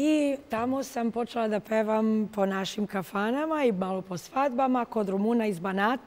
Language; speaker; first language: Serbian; non-native, fluent; Romanian